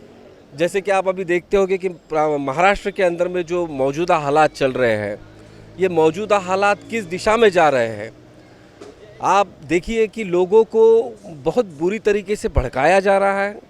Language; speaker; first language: Hindi; non-native, local second language; Marathi